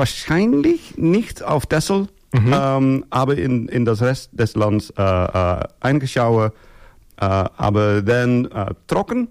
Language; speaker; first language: German; non-native, learner; Dutch